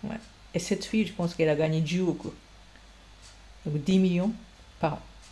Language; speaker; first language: French; non-native, fluent; Japanese